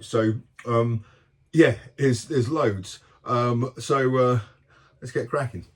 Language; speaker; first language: English; native; English